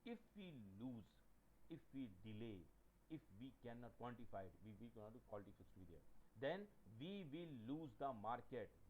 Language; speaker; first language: English; non-native, local second language; Hindi